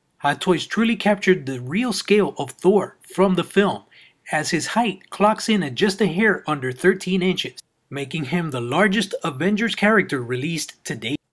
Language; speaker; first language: English; native; English